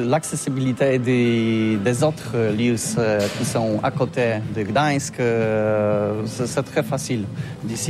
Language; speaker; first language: French; non-native, learner; Polish